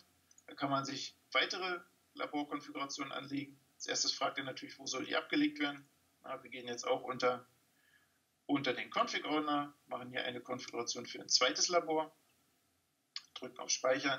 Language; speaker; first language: German; native; German